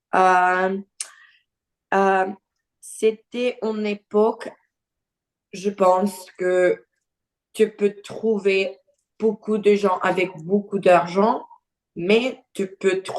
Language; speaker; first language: French; non-native, learner; Portuguese